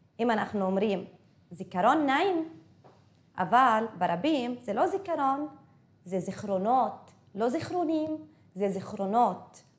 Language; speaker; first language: Hebrew; non-native, local second language; Arabic